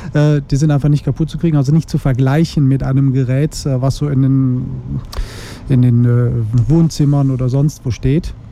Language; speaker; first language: German; native; German